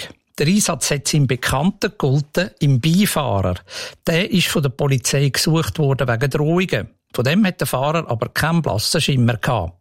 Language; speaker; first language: German; native; German